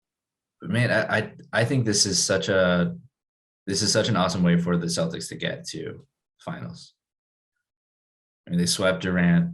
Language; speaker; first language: English; native; English